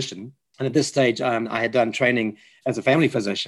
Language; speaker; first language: English; native; English